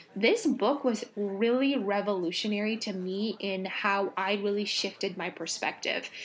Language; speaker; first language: English; native; English